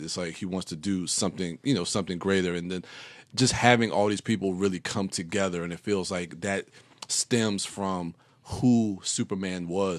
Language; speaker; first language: English; native; English